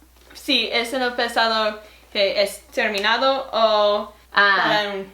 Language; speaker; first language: Spanish; non-native, learner; English